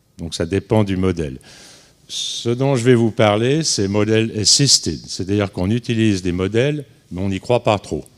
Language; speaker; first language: French; native; French